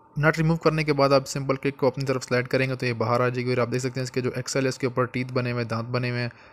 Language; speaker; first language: Urdu; native; Urdu